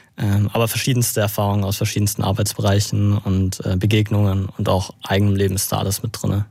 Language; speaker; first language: German; native; German